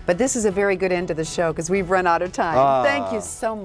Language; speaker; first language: English; native; English